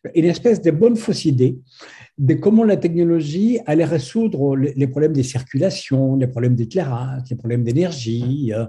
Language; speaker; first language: French; non-native, fluent; Spanish